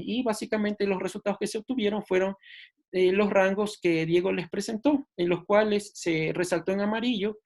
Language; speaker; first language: Spanish; native; Spanish